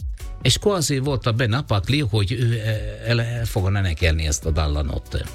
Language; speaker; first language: Hungarian; non-native, fluent; Italian